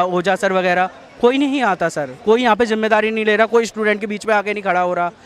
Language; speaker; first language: Hindi; native; Hindi